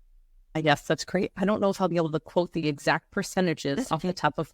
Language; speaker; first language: English; native; English